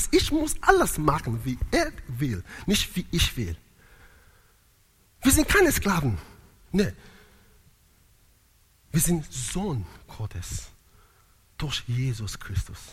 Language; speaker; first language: German; non-native, learner; Italian